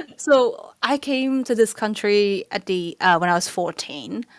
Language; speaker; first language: English; non-native, fluent; Chinese